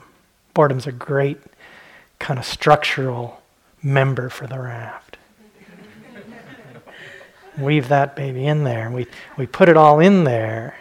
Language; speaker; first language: English; native; English